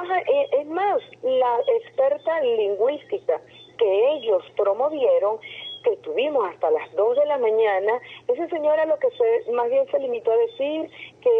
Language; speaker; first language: Spanish; native; Spanish